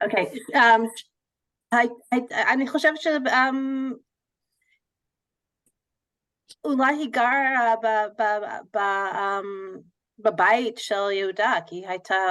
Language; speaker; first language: Hebrew; non-native, learner; English